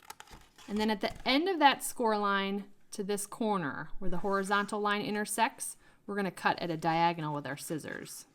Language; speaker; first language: English; native; English